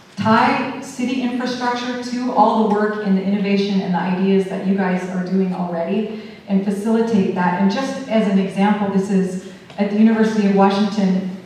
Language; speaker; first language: English; native; English